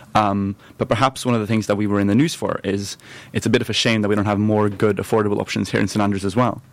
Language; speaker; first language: English; non-native, fluent; Norwegian